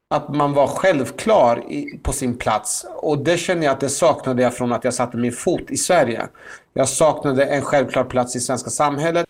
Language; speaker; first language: Swedish; early bilingual, other home language; Persian